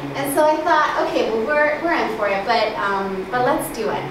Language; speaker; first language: English; early bilingual, other home language; Spanish